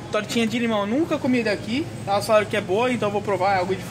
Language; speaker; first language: Portuguese; native; Portuguese